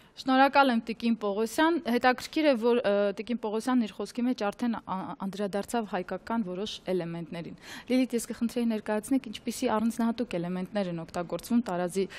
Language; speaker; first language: Armenian; native; Armenian